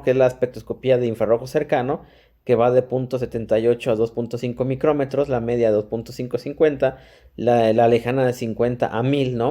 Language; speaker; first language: Spanish; native; Spanish